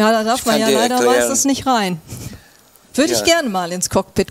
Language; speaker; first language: German; native; German